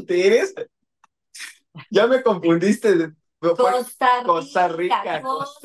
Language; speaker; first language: Spanish; native; Spanish